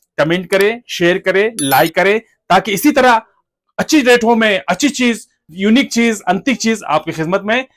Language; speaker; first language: Urdu; non-native, local second language; Punjabi